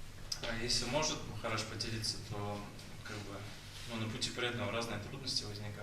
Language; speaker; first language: Russian; native; Russian